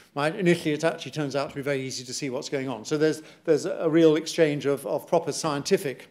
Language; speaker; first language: English; native; English